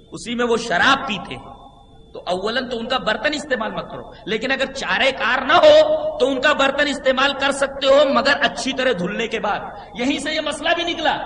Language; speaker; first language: Urdu; native; Urdu